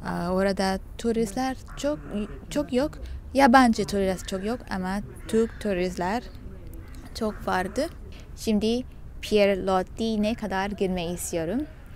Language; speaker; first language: Turkish; non-native, learner; Thai